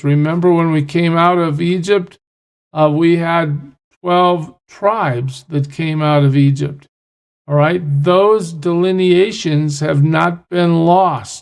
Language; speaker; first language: English; native; English